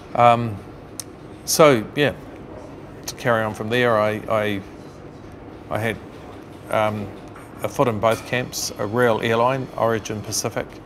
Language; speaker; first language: English; native; English